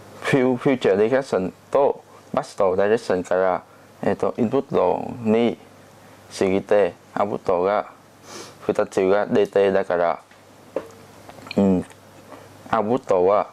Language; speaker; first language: Japanese; non-native, learner; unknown